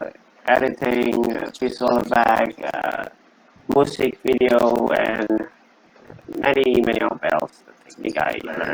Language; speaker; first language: English; non-native, learner; Indonesian